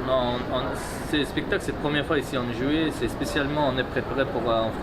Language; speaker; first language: French; non-native, fluent; Mongolian